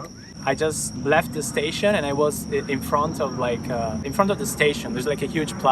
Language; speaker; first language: English; non-native, fluent; Italian